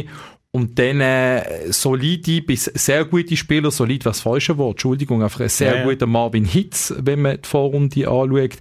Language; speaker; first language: German; native; German